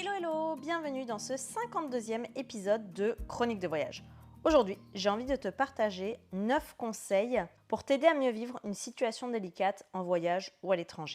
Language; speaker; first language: French; native; French